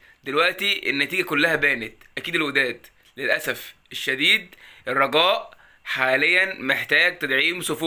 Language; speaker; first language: Arabic; native; Arabic